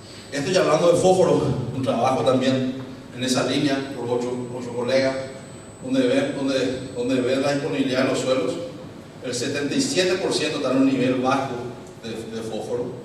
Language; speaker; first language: Spanish; native; Spanish